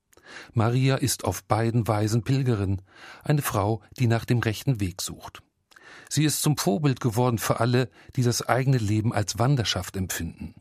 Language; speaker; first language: German; native; German